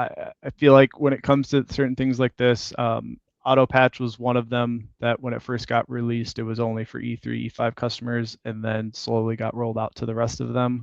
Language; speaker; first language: English; native; English